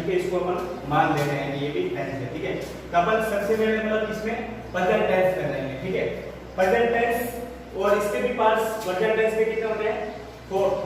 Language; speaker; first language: Hindi; native; Hindi